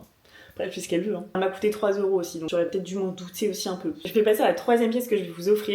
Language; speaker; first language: French; native; French